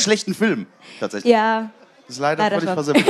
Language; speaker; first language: German; native; German